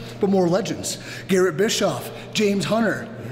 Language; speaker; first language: English; native; English